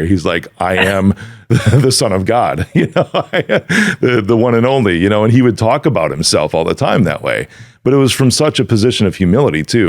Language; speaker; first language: English; native; English